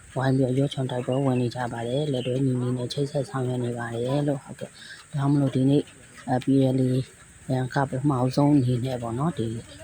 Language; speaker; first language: Burmese; native; Burmese